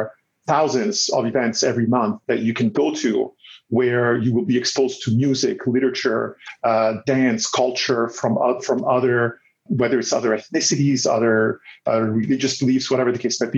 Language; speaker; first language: English; non-native, fluent; Italian